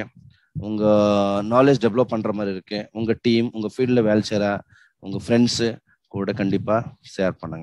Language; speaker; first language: Tamil; non-native, local second language; Hindi